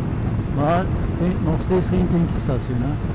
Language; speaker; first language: Dutch; non-native, fluent; Turkish